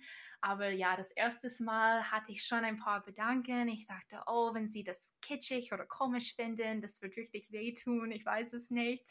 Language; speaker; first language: German; non-native, fluent; English